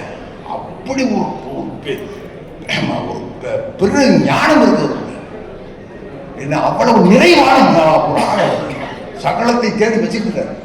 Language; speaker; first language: Tamil; native; Tamil